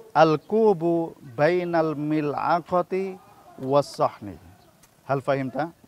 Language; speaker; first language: Arabic; non-native, fluent; Indonesian